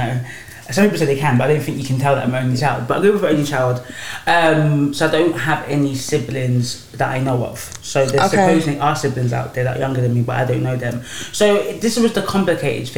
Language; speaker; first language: English; native; English